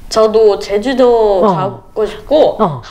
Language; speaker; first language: Korean; early bilingual, other home language; English